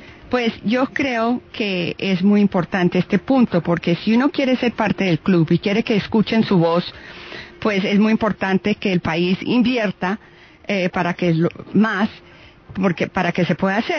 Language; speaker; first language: Spanish; native; Spanish